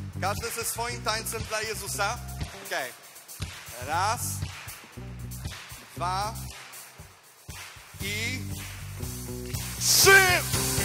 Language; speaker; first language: Polish; non-native, fluent; Spanish